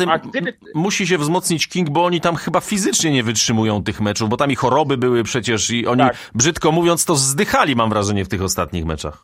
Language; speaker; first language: Polish; native; Polish